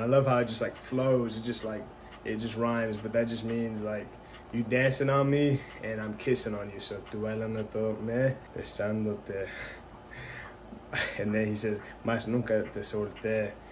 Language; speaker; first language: English; early bilingual, other home language; Spanish